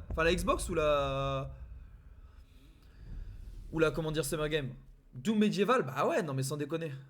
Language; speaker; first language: French; native; French